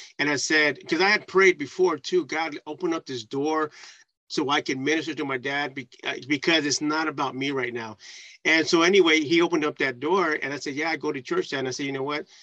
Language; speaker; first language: English; early bilingual, other home language; Spanish